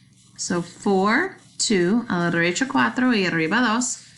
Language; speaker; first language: Spanish; non-native, learner; English